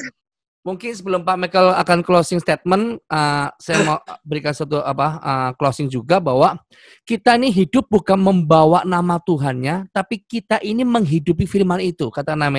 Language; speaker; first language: Indonesian; native; Indonesian